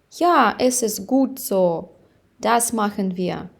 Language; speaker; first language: German; non-native, fluent; Ukrainian